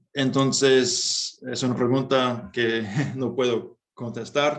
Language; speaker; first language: Spanish; non-native, fluent; English